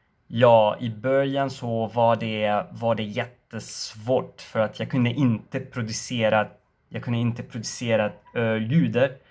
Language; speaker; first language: Swedish; non-native, learner; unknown